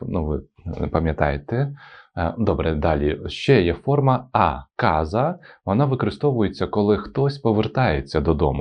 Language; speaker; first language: Ukrainian; non-native, local second language; Russian